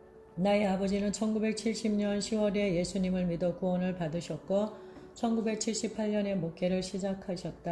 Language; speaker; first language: Korean; native; Korean